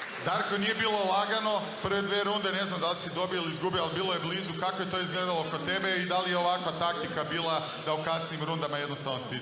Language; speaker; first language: Croatian; native; Croatian